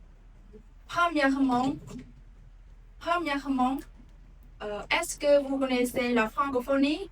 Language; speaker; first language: French; non-native, learner; Khmer